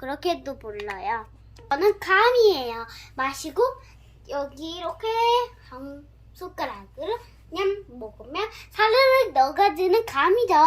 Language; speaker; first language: Korean; early bilingual, other home language; Telugu